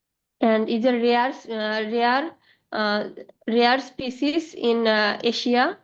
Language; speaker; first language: English; non-native, learner; Bangla